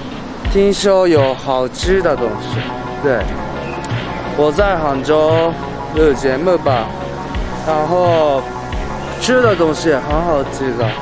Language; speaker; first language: Chinese; non-native, learner; Japanese